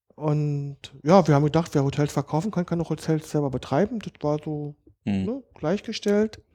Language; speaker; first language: German; native; German